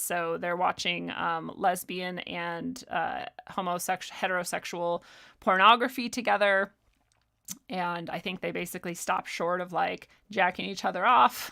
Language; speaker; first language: English; native; English